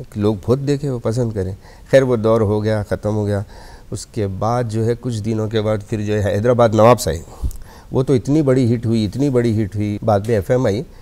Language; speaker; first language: Hindi; native; Hindi